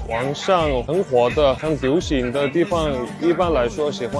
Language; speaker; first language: Chinese; non-native, fluent; Mongolian